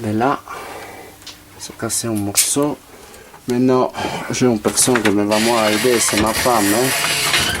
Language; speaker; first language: French; non-native, learner; Italian